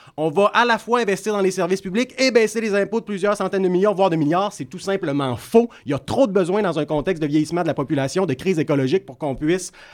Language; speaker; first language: French; native; French